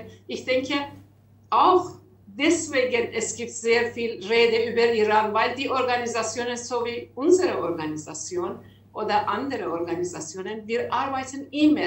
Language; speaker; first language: German; non-native, learner; Persian